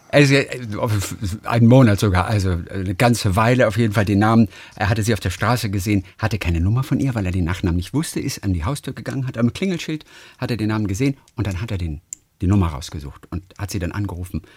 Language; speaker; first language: German; native; German